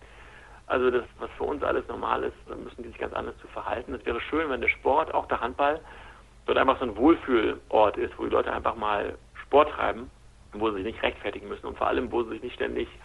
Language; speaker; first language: German; native; German